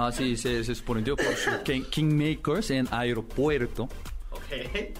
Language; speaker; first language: Spanish; non-native, learner; Korean